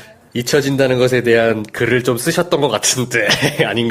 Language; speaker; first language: Korean; native; Korean